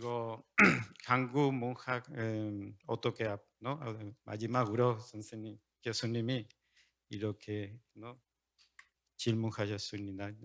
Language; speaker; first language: Korean; non-native, learner; Spanish